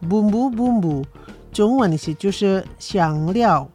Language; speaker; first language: Chinese; early bilingual, heritage; Chinese